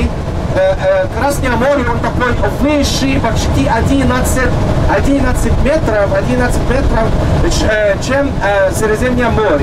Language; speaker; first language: Russian; non-native, learner; Arabic